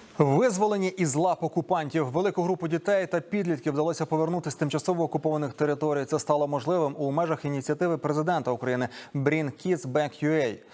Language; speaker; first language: Ukrainian; native; Ukrainian